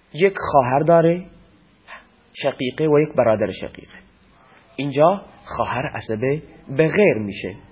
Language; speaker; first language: Persian; non-native, local second language; Baluchi